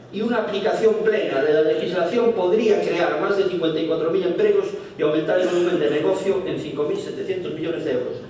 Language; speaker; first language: Spanish; non-native, local second language; Galician